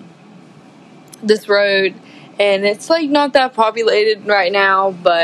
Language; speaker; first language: English; native; English